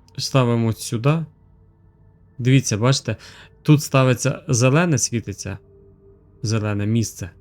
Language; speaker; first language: Ukrainian; native; Ukrainian